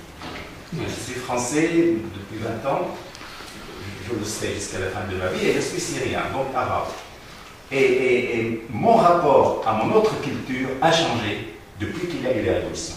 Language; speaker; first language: French; non-native, fluent; Arabic